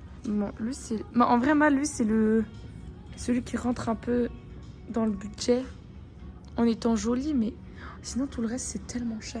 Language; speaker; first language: French; native; French